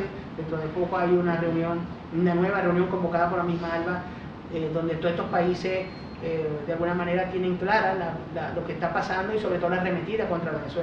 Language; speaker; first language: Spanish; native; Spanish